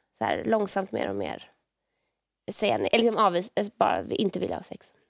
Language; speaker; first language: Swedish; native; Swedish